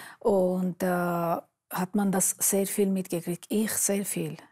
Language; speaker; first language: German; non-native, fluent; Armenian